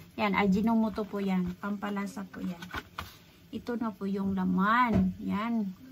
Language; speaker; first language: Filipino; non-native, local second language; Cebuano